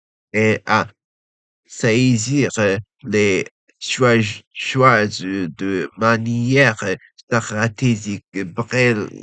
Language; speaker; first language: French; non-native, learner; Japanese